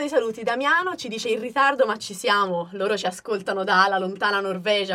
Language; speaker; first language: Italian; native; Italian